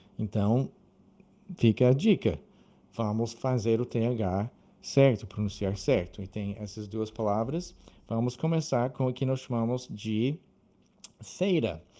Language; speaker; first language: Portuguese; non-native, fluent; English